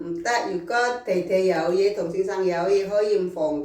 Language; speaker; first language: Cantonese; non-native, fluent; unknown